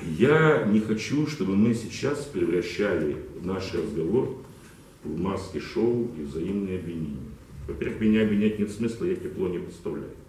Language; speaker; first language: Russian; non-native, local second language; Ukrainian